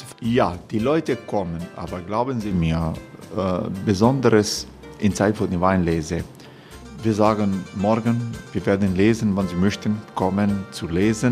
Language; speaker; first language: German; non-native, learner; Croatian